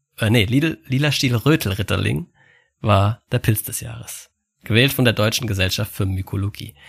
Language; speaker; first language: German; native; German